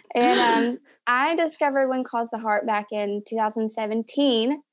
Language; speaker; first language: English; native; English